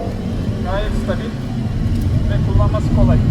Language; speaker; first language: Turkish; native; Turkish